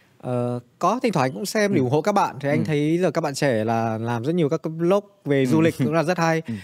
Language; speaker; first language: Vietnamese; native; Vietnamese